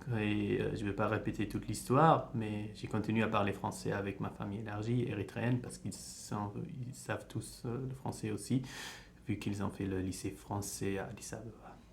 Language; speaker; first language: French; early bilingual, heritage; French